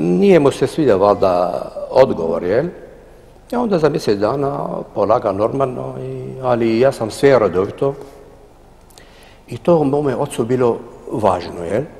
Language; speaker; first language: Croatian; non-native, fluent; Arabic